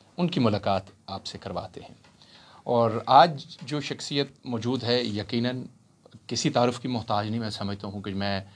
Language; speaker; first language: Urdu; non-native, local second language; Punjabi